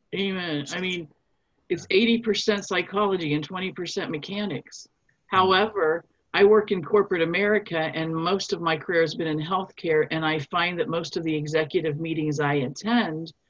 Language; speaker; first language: English; non-native, fluent; German